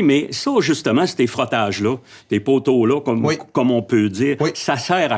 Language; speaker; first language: French; native; French